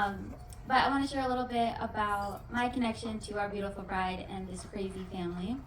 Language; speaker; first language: English; native; English